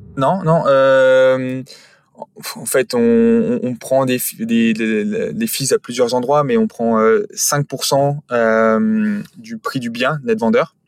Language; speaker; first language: French; native; French